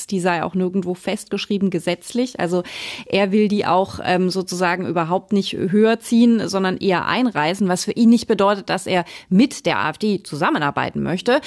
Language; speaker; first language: German; native; German